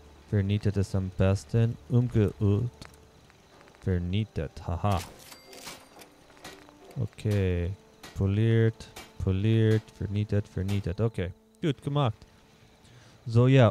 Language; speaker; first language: German; non-native, learner; English